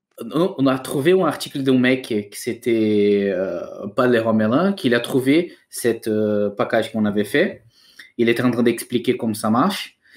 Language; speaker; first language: French; non-native, fluent; Portuguese